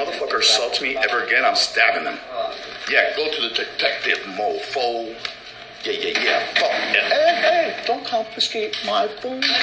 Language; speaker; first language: English; native; English